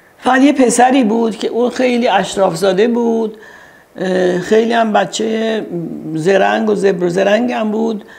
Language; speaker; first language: Persian; early bilingual, heritage; Persian